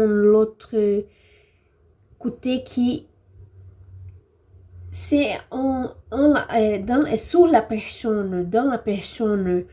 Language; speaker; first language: French; non-native, learner; Portuguese